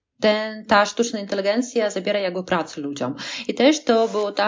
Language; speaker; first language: Polish; non-native, fluent; Russian